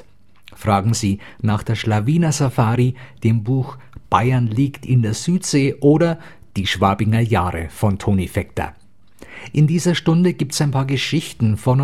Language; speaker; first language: German; native; German